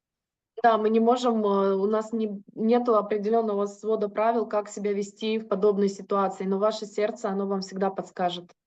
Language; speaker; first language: Russian; native; Russian